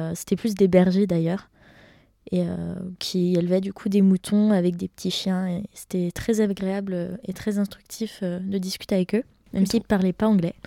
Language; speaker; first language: French; native; French